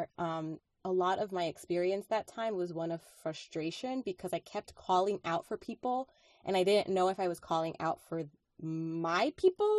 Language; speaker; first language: English; non-native, fluent; Spanish